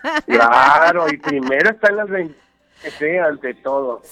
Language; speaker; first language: Spanish; native; Spanish